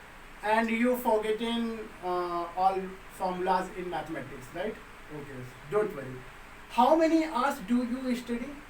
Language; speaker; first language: English; non-native, local second language; Hindi